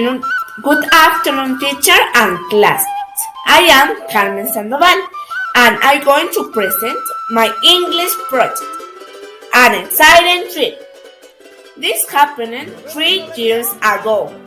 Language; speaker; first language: English; non-native, learner; Spanish